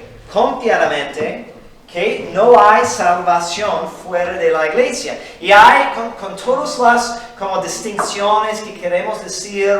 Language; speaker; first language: Spanish; non-native, fluent; English